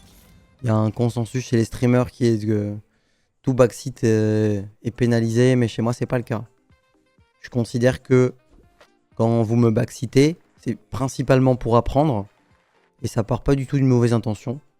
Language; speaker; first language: French; native; French